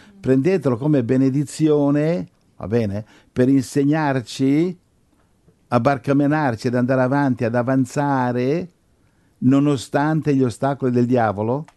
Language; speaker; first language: Italian; non-native, fluent; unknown